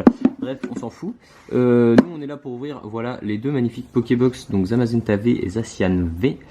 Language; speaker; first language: French; native; French